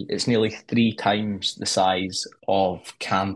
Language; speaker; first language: English; native; English